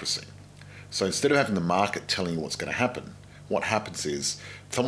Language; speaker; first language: English; non-native, local second language; Macedonian